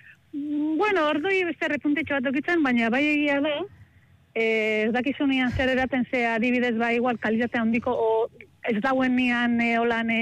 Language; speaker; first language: Basque; native; Basque